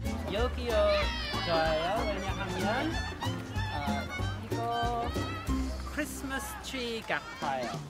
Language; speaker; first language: Korean; non-native, learner; English